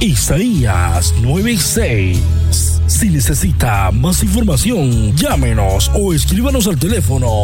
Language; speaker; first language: Spanish; native; Spanish